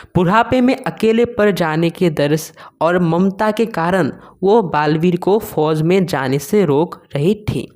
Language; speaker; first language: Hindi; non-native, local second language; Assamese